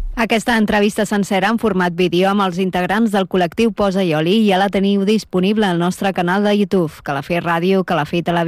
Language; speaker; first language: Catalan; native; Catalan